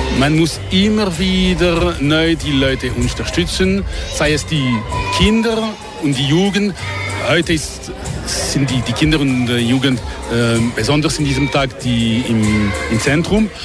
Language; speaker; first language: German; non-native, local second language; French